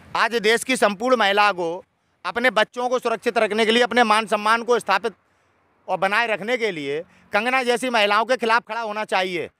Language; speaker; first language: Hindi; native; Hindi